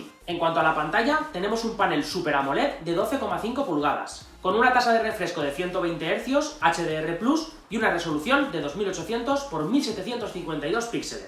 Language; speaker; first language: Spanish; native; Spanish